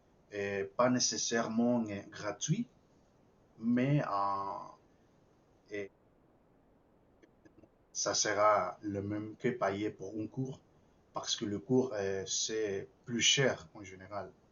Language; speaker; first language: French; non-native, fluent; Spanish